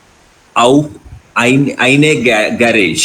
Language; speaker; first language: German; non-native, learner; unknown